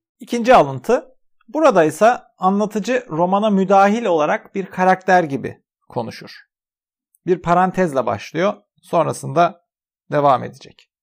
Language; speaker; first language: Turkish; native; Turkish